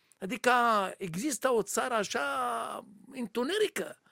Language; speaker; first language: Romanian; non-native, learner; Hebrew